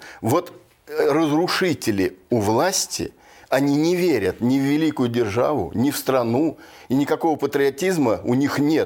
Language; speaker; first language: Russian; native; Russian